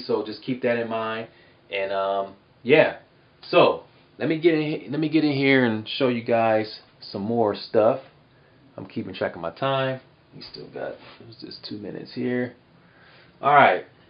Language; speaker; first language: English; native; English